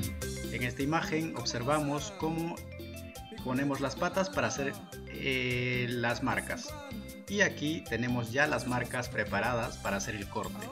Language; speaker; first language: Spanish; native; Spanish